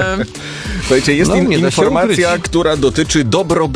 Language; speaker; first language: Polish; native; Polish